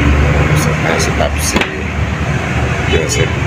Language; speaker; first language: Filipino; native; Filipino